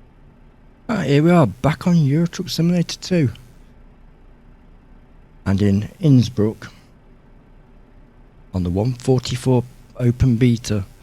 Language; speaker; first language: English; native; English